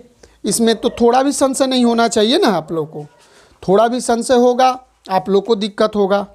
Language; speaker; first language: Hindi; native; Hindi